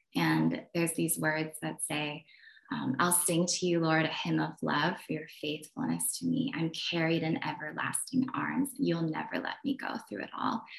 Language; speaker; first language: English; native; English